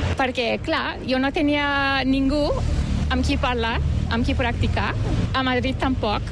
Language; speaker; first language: Catalan; non-native, fluent; Turkish